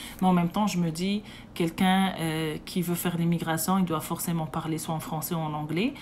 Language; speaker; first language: French; non-native, local second language; Arabic